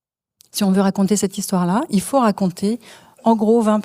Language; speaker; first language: French; native; French